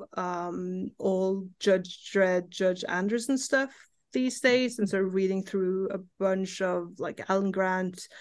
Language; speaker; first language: English; non-native, fluent; Norwegian